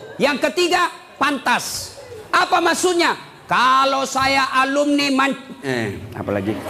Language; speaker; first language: Indonesian; native; Indonesian